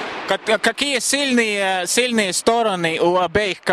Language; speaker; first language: Russian; non-native, local second language; Latvian